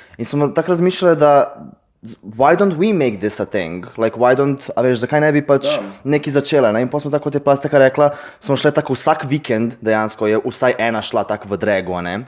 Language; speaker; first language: Slovenian; non-native, fluent; Serbian